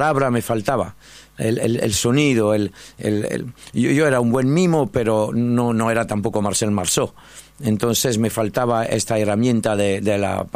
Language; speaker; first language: Spanish; non-native, fluent; French